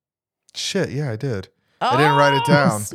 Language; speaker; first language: English; native; English